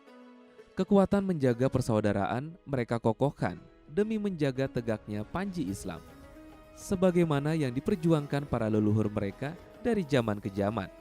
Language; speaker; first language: Indonesian; native; Indonesian